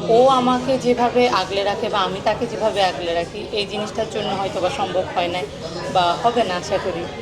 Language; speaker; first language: Bangla; non-native, local second language; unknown